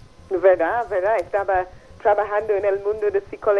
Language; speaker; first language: Spanish; non-native, fluent; English